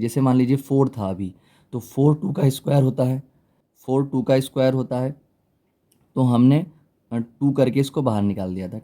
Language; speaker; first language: Hindi; native; Hindi